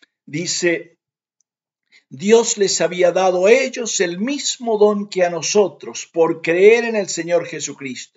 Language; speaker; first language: Spanish; native; Spanish